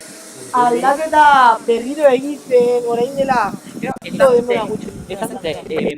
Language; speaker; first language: Basque; native; Basque